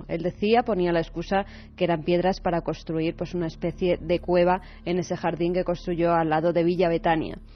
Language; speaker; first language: Spanish; native; Spanish